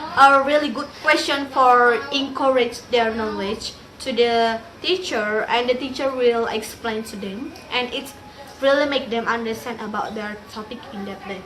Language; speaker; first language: English; non-native, learner; Indonesian